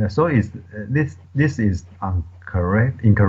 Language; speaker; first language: English; non-native, learner; Chinese